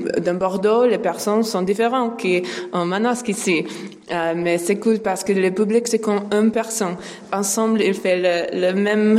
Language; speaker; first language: French; non-native, learner; English